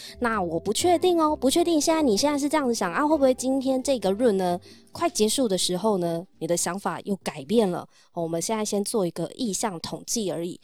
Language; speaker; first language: Chinese; native; Chinese